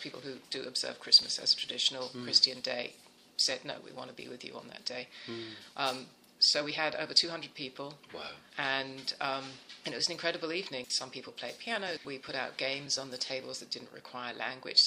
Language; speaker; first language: English; native; English